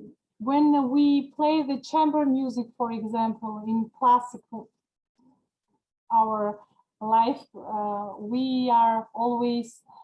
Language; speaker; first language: English; non-native, learner; Georgian